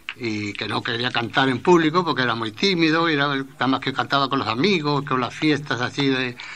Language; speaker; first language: Spanish; native; Spanish